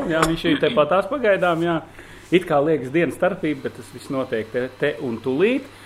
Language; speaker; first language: Latvian; native; Latvian